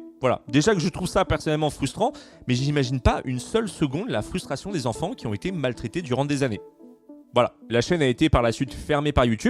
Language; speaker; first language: French; native; French